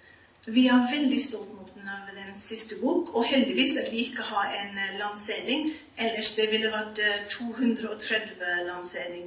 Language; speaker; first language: Norwegian; non-native, fluent; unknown